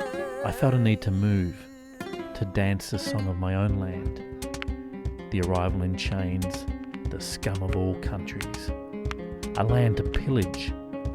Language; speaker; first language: English; native; English